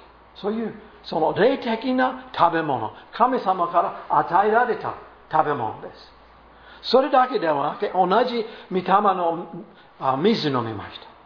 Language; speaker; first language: Japanese; non-native, fluent; English